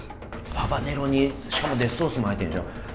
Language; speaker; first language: Japanese; native; Japanese